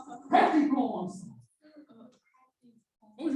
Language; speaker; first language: French; non-native, fluent; English